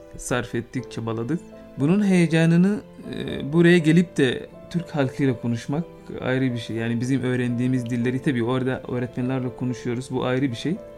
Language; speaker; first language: Turkish; non-native, fluent; Arabic